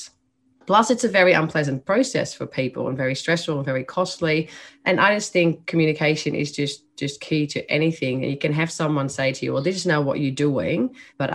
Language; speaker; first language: English; non-native, fluent; Dutch